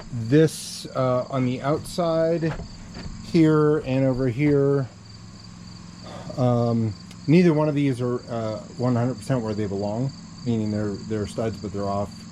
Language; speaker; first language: English; native; English